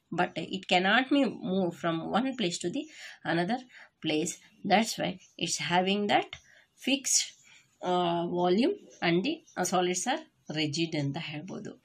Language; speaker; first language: English; non-native, local second language; Kannada